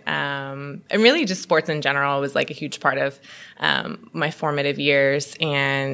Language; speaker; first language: English; native; English